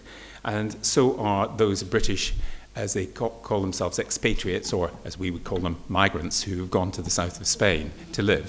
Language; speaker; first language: English; native; English